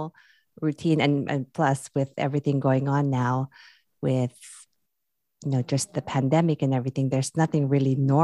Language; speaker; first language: English; non-native, local second language; Filipino